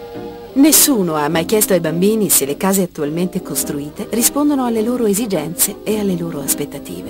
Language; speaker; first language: Italian; native; Italian